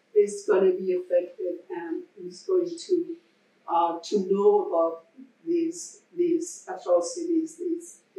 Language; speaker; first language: English; non-native, fluent; Persian